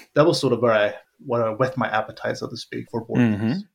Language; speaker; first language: English; non-native, fluent; Swedish